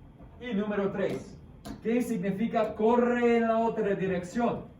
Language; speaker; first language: Spanish; non-native, fluent; English